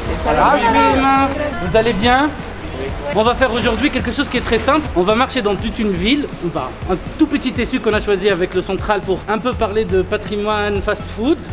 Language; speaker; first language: French; non-native, local second language; Arabic